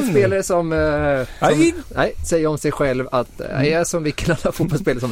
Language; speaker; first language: Swedish; native; Swedish